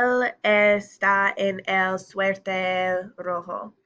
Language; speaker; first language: Spanish; non-native, learner; English